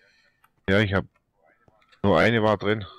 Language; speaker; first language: German; native; German